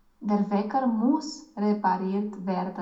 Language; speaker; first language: German; non-native, learner; Romanian